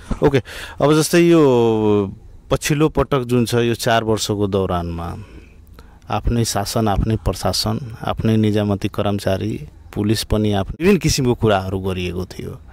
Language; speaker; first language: Nepali; non-native, local second language; Bhojpuri